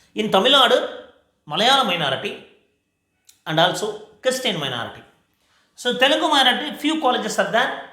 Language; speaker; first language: English; non-native, local second language; Tamil